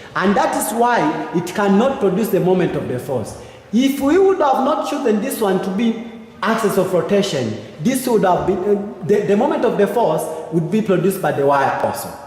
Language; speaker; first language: English; non-native, local second language; Swahili